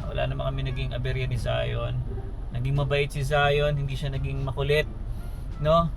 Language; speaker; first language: Filipino; native; Filipino